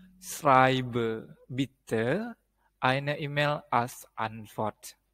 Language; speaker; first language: German; non-native, fluent; Indonesian